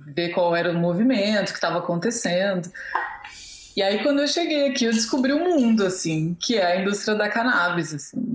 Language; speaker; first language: Portuguese; native; Portuguese